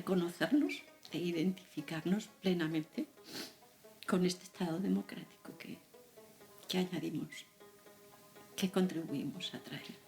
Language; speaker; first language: Spanish; native; Spanish